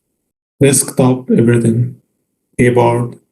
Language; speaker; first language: English; non-native, learner; Arabic